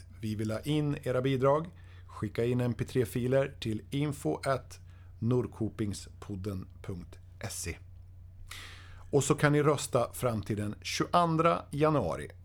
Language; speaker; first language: Swedish; native; Swedish